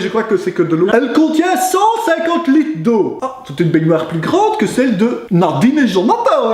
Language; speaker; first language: French; native; French